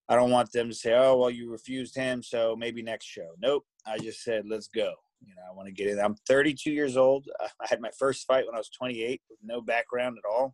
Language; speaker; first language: English; native; English